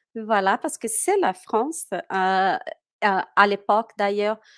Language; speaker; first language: French; non-native, fluent; Portuguese